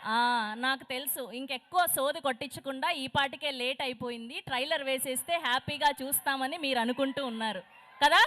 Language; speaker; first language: Telugu; native; Telugu